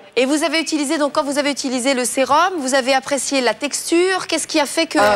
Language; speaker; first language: French; native; French